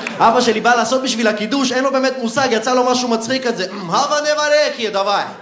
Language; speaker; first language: Hebrew; early bilingual, other home language; Russian